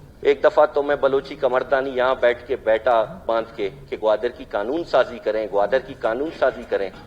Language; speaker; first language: Urdu; non-native, local second language; Baluchi